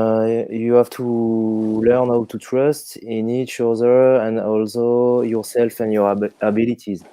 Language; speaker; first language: English; non-native, fluent; French